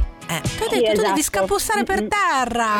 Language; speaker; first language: Italian; native; Italian